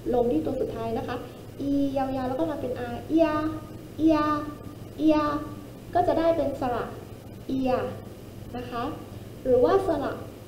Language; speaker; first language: Thai; native; Thai